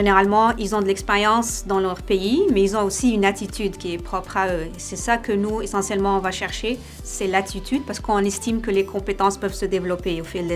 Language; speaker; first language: French; native; French